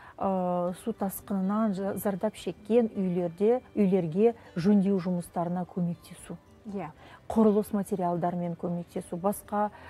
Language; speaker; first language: Kazakh; non-native, local second language; Russian